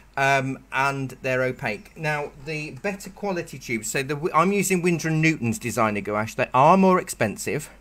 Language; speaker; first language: English; native; English